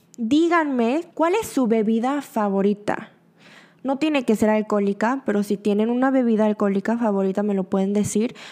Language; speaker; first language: Spanish; early bilingual, other home language; Korean